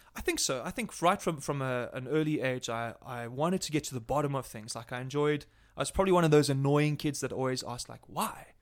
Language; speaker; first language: English; native; English